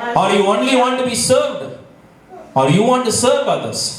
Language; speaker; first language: English; non-native, local second language; Tamil